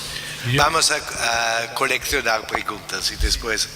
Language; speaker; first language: Spanish; non-native, fluent; German